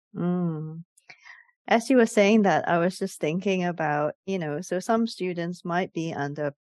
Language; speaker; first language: English; native; English